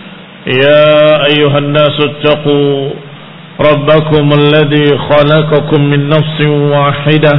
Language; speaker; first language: Arabic; non-native, fluent; Indonesian